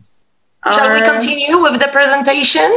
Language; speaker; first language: English; non-native, fluent; Polish